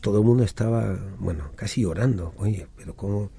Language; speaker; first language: Spanish; early bilingual, other home language; Hebrew